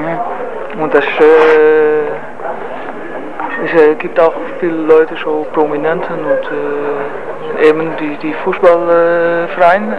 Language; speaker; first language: German; non-native, learner; Dutch